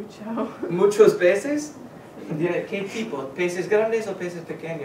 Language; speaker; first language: Spanish; non-native, fluent; English